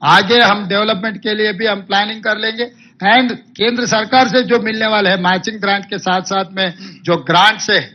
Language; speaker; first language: Hindi; non-native, local second language; Telugu